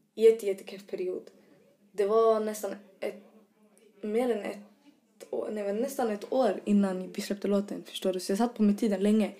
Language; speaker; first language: Swedish; early bilingual, other home language; Arabic